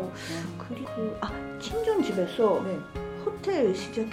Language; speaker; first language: Korean; non-native, fluent; Japanese